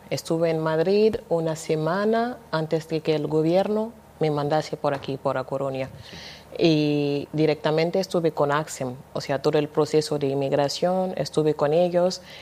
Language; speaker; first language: Spanish; non-native, fluent; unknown